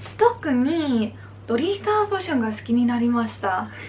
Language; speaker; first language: Japanese; non-native, learner; Dutch